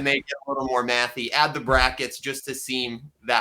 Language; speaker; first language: English; native; English